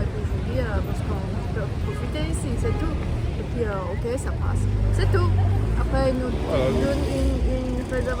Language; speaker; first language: French; non-native, learner; Chinese